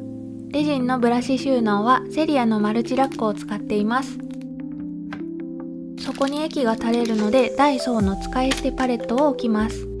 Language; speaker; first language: Japanese; native; Japanese